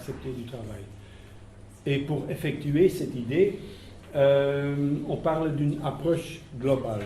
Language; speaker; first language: French; non-native, local second language; Dutch